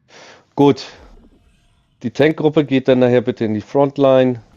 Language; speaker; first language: German; native; German